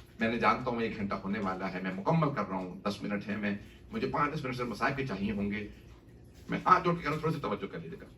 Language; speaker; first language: Urdu; native; Urdu